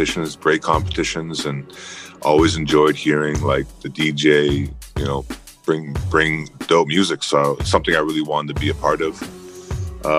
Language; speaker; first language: English; native; English